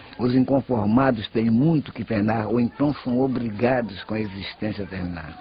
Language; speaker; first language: Portuguese; native; Portuguese